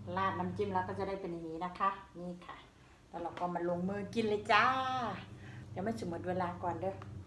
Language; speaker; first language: Thai; native; Thai